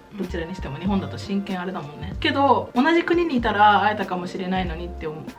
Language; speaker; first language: Japanese; native; Japanese